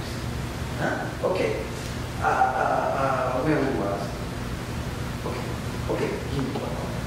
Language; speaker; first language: English; non-native, learner; French